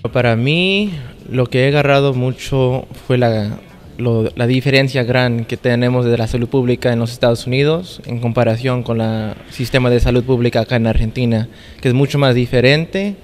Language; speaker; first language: Spanish; non-native, fluent; English